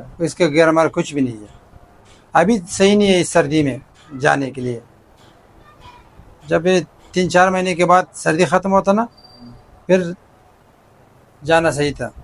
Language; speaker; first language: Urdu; non-native, fluent; Pashto